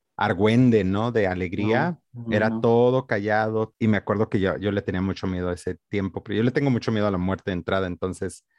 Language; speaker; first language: Spanish; native; Spanish